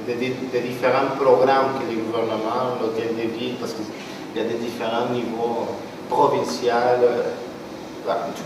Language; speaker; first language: French; non-native, fluent; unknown